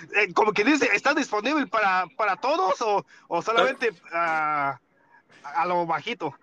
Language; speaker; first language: Spanish; native; Spanish